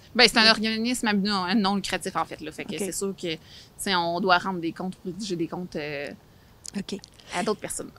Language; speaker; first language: French; native; French